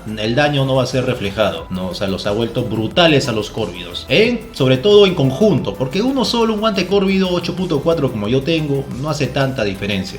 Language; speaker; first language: Spanish; native; Spanish